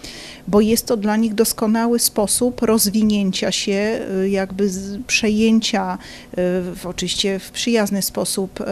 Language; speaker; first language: Polish; native; Polish